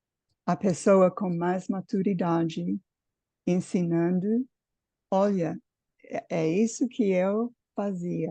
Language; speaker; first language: Portuguese; non-native, fluent; English